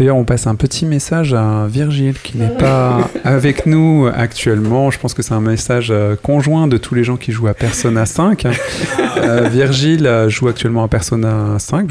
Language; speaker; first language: French; native; French